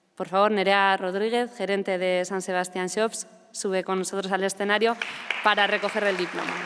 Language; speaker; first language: Spanish; native; Spanish